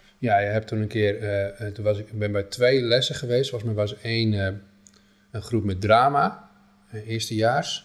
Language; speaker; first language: Dutch; native; Dutch